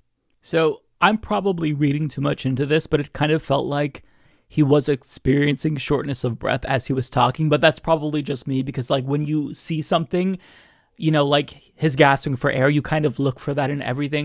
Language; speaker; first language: English; native; English